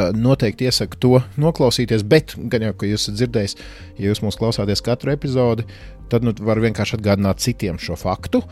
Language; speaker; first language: Latvian; native; Latvian